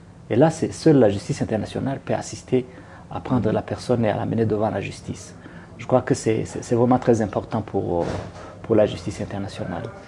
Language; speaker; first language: French; non-native, local second language; Kinyarwanda